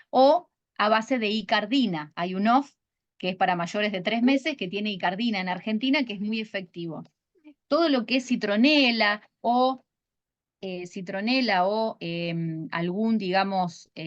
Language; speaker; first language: Spanish; native; Spanish